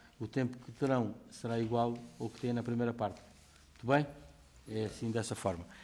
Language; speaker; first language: Portuguese; native; Portuguese